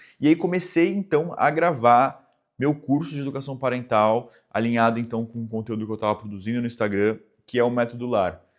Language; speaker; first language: Portuguese; native; Portuguese